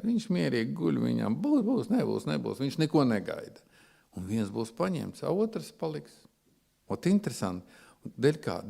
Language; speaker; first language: Latvian; non-native, local second language; Russian